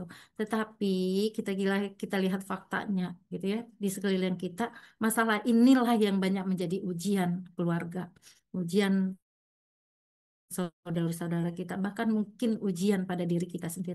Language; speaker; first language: Indonesian; native; Indonesian